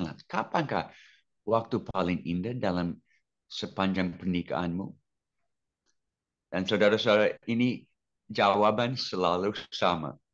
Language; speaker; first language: Indonesian; non-native, fluent; English